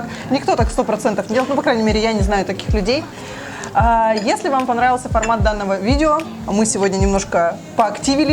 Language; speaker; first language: Russian; native; Russian